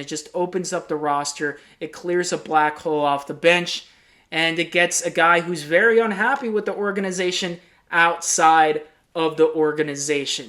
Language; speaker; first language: English; native; English